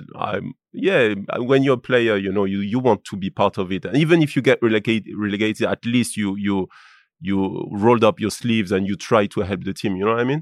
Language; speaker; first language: English; non-native, fluent; French